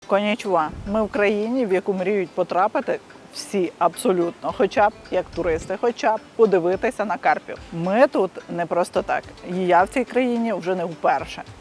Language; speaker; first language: Ukrainian; native; Ukrainian